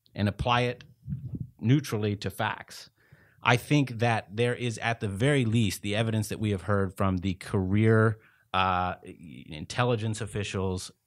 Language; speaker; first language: English; native; English